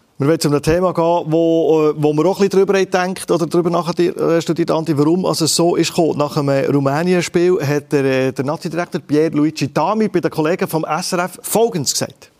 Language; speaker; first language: German; native; German